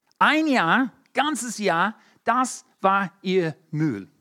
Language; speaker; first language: German; non-native, fluent; English